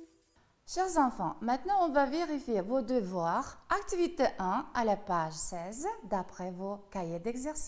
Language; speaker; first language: French; non-native, fluent; Uzbek